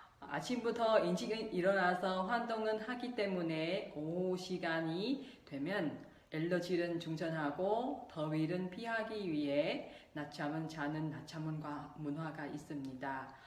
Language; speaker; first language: Korean; non-native, local second language; Vietnamese